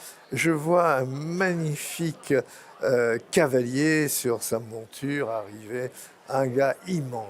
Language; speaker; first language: French; native; French